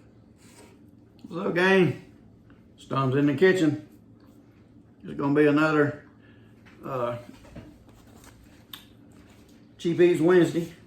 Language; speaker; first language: English; native; English